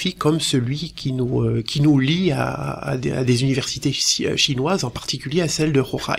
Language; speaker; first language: French; native; French